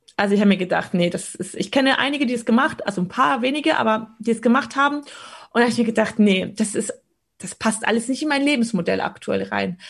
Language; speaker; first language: German; early bilingual, other home language; Polish